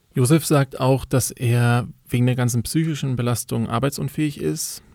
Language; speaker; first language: German; native; German